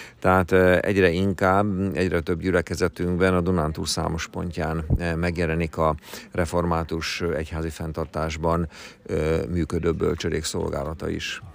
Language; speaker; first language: Hungarian; native; Hungarian